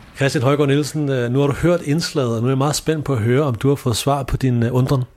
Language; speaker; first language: Danish; native; Danish